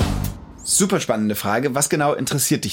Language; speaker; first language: German; native; German